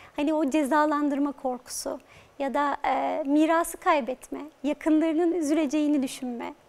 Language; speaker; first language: Turkish; native; Turkish